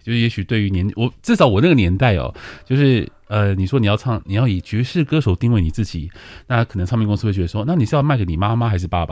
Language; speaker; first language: Chinese; native; Chinese